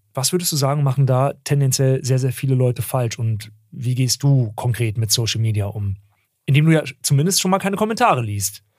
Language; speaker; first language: German; early bilingual, other home language; Turkish